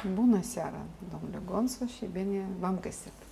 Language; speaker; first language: Romanian; non-native, local second language; Russian